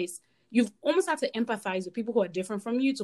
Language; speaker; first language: English; non-native, local second language; Yoruba